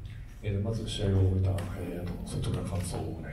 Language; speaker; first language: Japanese; native; Japanese